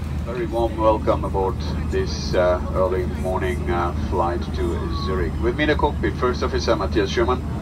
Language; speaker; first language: English; non-native, fluent; German